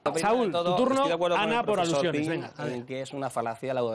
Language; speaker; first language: Spanish; native; Spanish